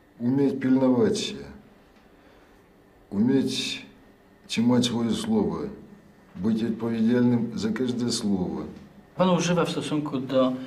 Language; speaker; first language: Polish; non-native, learner; Russian